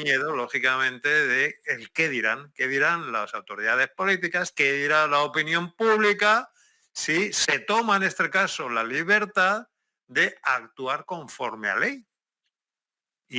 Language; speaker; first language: Spanish; native; Spanish